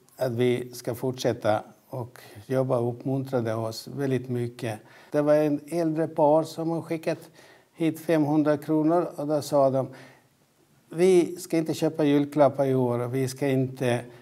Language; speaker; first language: Swedish; non-native, fluent; Albanian